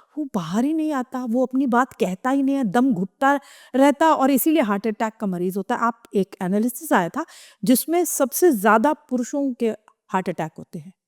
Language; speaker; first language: Hindi; native; Hindi